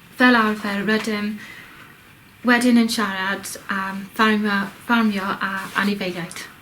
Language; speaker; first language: Welsh; non-native, local second language; English